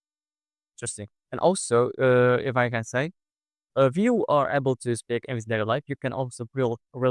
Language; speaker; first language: English; non-native, fluent; Indonesian